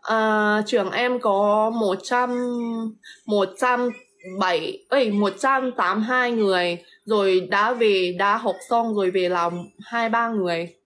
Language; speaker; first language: Vietnamese; non-native, fluent; Lao